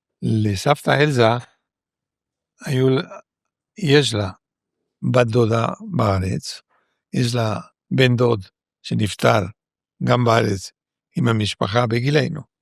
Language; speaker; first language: Hebrew; non-native, fluent; Spanish